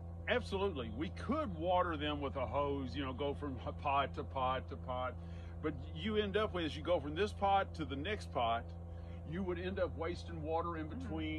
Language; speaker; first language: English; native; English